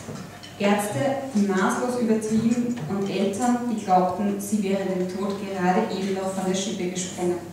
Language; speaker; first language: German; native; German